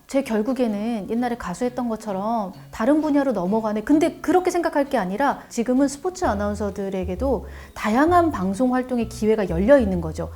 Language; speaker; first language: Korean; native; Korean